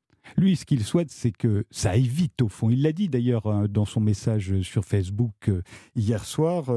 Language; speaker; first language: French; native; French